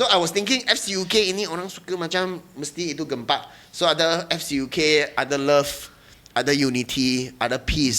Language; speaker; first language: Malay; non-native, local second language; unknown